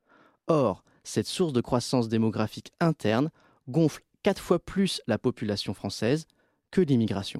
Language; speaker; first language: French; native; French